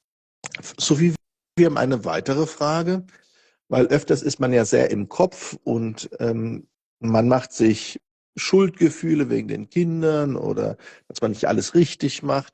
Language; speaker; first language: German; non-native, fluent; Portuguese